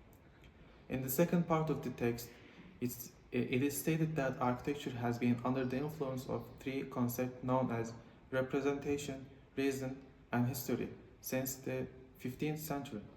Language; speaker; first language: English; non-native, learner; Turkish